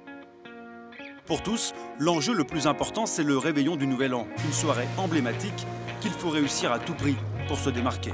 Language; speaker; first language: French; native; French